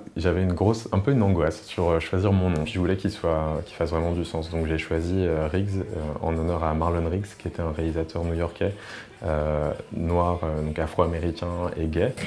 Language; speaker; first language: French; native; French